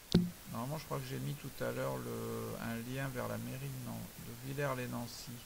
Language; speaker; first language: French; native; French